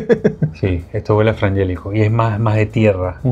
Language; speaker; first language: Spanish; native; Spanish